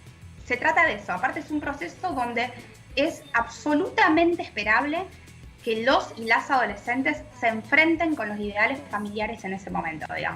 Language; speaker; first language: Spanish; native; Spanish